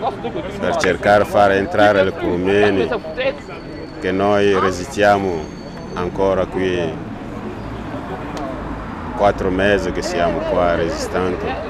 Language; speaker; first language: Italian; non-native, learner; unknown